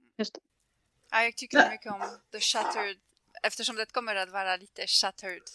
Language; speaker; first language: Swedish; non-native, fluent; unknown